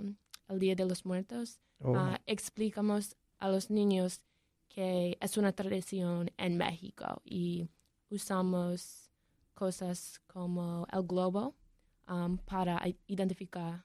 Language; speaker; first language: Spanish; non-native, learner; English